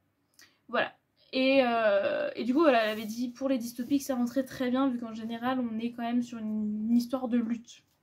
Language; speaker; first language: French; native; French